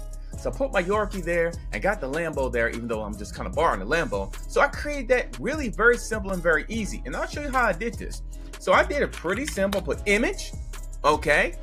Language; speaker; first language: English; native; English